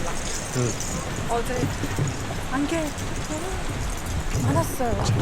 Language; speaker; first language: Korean; non-native, learner; Thai